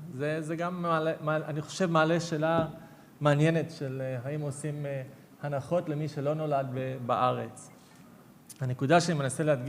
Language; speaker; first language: Hebrew; non-native, fluent; English